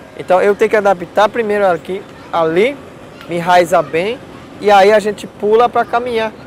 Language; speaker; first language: Portuguese; non-native, local second language; Guarani